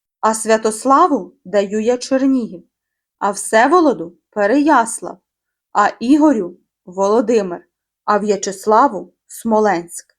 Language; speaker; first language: Ukrainian; native; Ukrainian